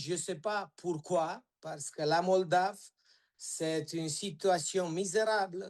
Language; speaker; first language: French; non-native, learner; Romanian